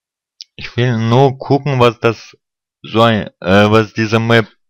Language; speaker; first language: German; non-native, fluent; Russian